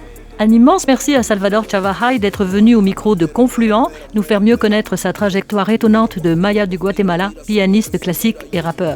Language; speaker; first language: French; native; French